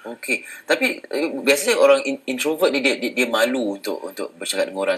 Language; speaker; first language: Malay; native; Malay